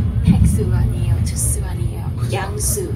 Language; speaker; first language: Korean; non-native, learner; Cantonese